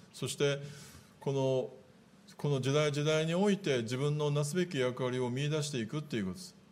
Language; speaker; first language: Japanese; native; Japanese